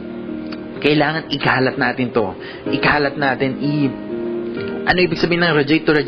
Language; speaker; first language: Filipino; native; Filipino